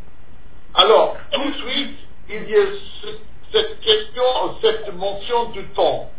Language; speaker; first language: French; non-native, fluent; English